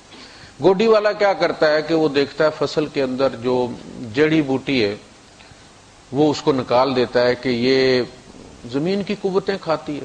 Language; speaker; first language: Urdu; non-native, local second language; Punjabi